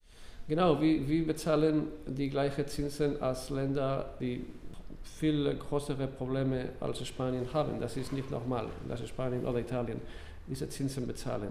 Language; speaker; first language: German; non-native, fluent; Spanish